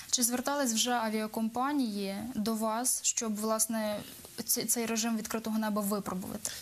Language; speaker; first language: Ukrainian; native; Ukrainian